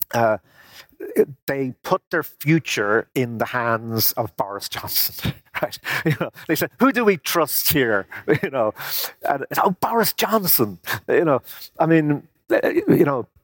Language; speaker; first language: English; native; English